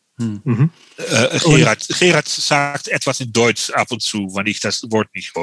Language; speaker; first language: German; non-native, learner; Dutch